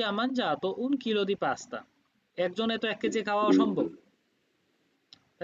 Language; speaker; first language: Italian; non-native, fluent; Bangla